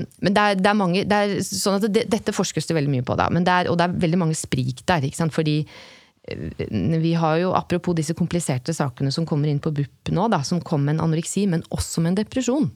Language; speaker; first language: Norwegian; native; Norwegian